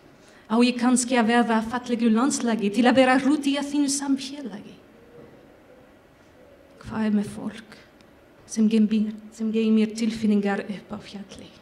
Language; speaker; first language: Icelandic; non-native, learner; French